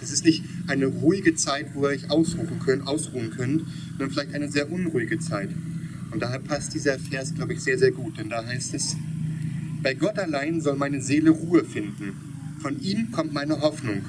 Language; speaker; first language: German; native; German